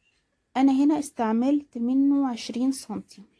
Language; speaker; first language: Arabic; native; Arabic